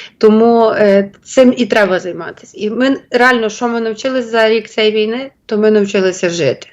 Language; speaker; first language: Ukrainian; native; Ukrainian